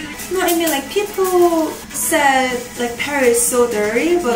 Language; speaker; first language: English; non-native, fluent; Korean